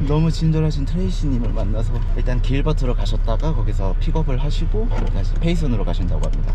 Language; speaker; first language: Korean; native; Korean